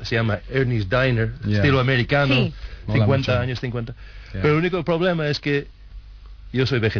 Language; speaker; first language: Spanish; non-native, fluent; English